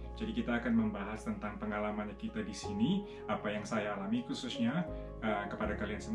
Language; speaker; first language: Indonesian; native; Indonesian